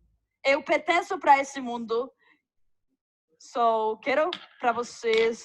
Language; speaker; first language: Portuguese; non-native, fluent; Arabic